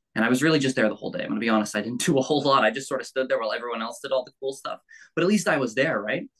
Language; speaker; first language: English; native; English